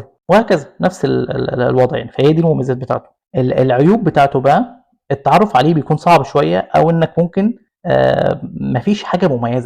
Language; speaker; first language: Arabic; native; Arabic